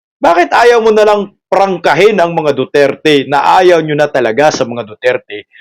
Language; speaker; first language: Filipino; non-native, local second language; Cebuano